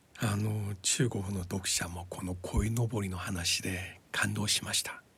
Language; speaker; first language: Japanese; non-native, fluent; Chinese